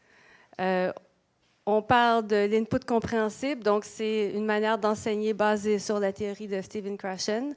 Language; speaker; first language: French; native; French